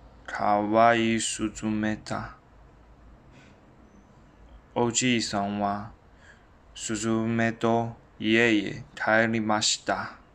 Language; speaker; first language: Japanese; non-native, learner; Chinese